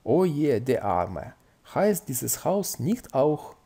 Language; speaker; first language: German; non-native, fluent; Russian